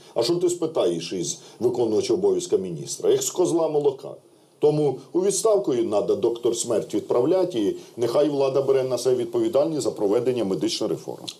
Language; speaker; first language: Ukrainian; native; Ukrainian